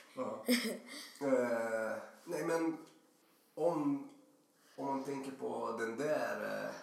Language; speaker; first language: Swedish; non-native, fluent; Portuguese